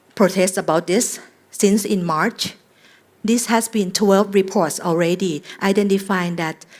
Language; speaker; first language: English; non-native, fluent; Thai